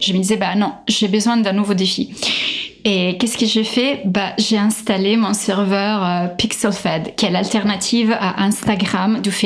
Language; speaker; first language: French; non-native, fluent; Italian